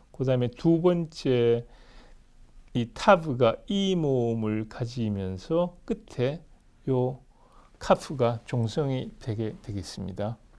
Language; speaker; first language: Korean; native; Korean